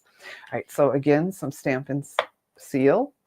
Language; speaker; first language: English; native; English